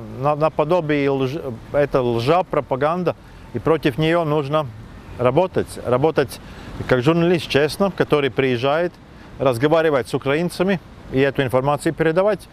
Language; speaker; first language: Russian; non-native, fluent; Latvian